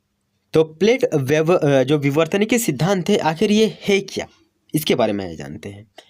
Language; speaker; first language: Hindi; native; Hindi